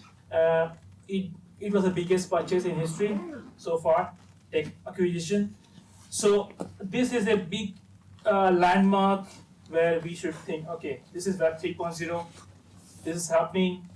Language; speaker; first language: English; non-native, fluent; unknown